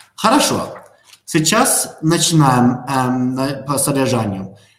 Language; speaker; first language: Russian; non-native, learner; German